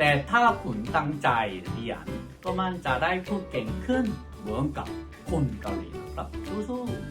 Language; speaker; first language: Thai; non-native, fluent; Korean